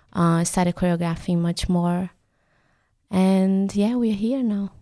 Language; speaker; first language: English; non-native, fluent; Portuguese